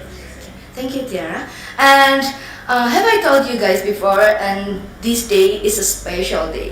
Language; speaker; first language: English; non-native, learner; Indonesian